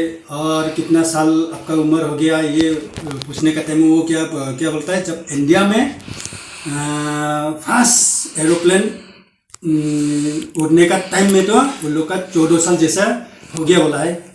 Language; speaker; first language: Hindi; non-native, local second language; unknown